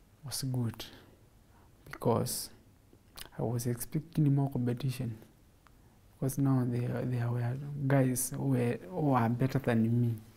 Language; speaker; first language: English; non-native, local second language; Kamba